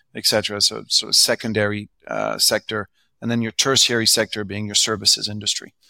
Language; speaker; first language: English; non-native, fluent; French